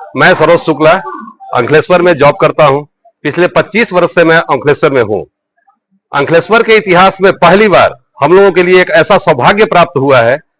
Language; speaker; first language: Hindi; native; Hindi